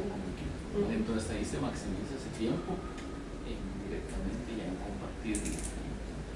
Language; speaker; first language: Spanish; native; Spanish